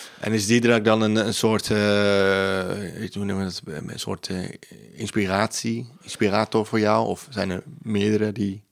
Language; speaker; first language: Dutch; native; Dutch